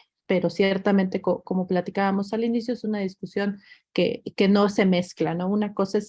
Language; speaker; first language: Spanish; native; Spanish